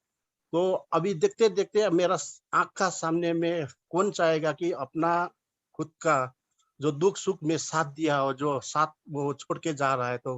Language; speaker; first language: Hindi; non-native, local second language; Nepali